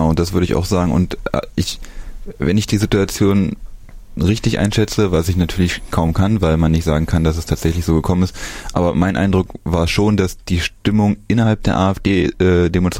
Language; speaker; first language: German; native; German